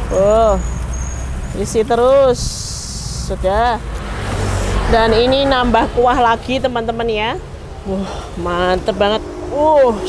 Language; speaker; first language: Indonesian; non-native, local second language; Javanese